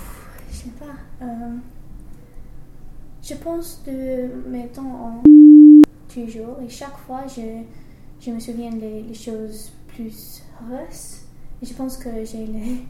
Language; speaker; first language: French; non-native, learner; English